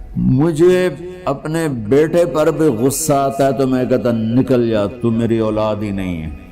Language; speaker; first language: Urdu; non-native, local second language; Punjabi